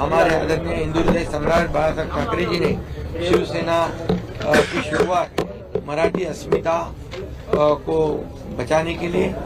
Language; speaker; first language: Hindi; non-native, local second language; Marathi